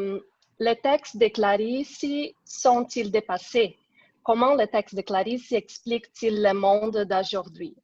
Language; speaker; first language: French; non-native, fluent; Portuguese